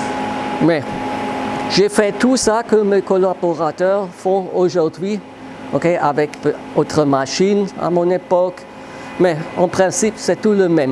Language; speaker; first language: French; non-native, fluent; German